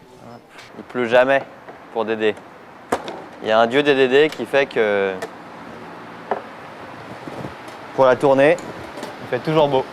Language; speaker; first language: French; native; French